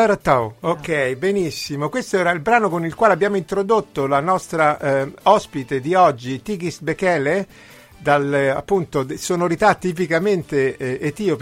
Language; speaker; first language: Italian; native; Italian